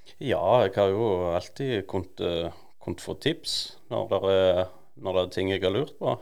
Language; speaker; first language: Norwegian; native; Norwegian